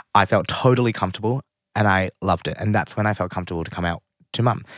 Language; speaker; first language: English; native; English